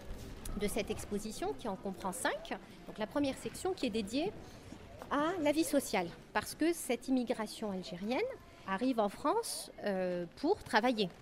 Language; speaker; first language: French; native; French